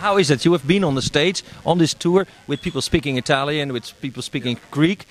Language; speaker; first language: English; non-native, fluent; Dutch